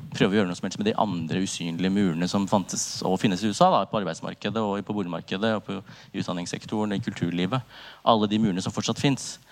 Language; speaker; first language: Norwegian; early bilingual, other home language; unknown